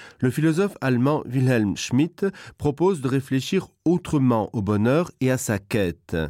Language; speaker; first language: French; non-native, local second language; Luxembourgish